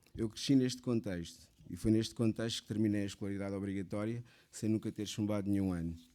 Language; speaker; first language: Portuguese; early bilingual, other home language; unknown